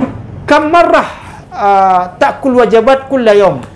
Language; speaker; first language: Arabic; non-native, fluent; Indonesian